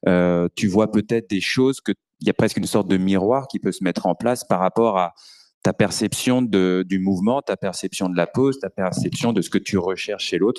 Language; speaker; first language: French; native; French